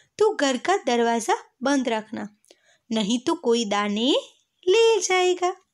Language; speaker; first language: Hindi; non-native, local second language; Gujarati